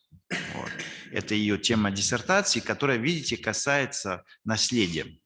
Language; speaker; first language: Russian; non-native, fluent; French